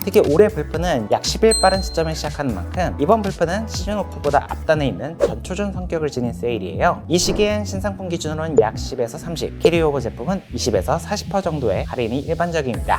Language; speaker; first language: Korean; native; Korean